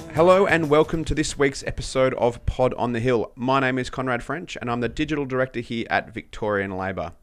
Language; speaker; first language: English; native; English